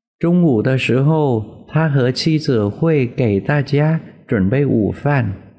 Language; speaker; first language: Chinese; non-native, fluent; Vietnamese